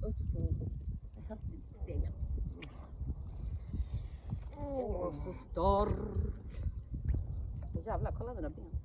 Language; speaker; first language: Swedish; native; Swedish